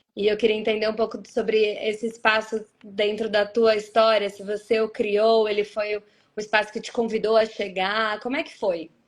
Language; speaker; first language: Portuguese; native; Portuguese